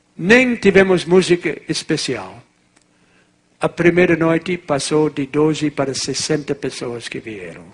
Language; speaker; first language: Portuguese; non-native, fluent; English